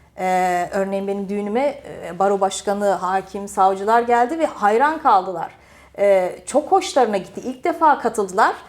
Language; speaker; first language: Turkish; early bilingual, heritage; Turkish